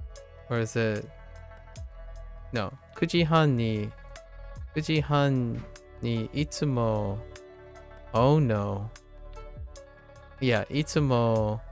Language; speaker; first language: Japanese; non-native, learner; English